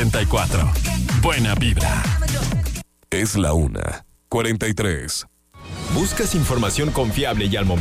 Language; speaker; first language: Spanish; native; Spanish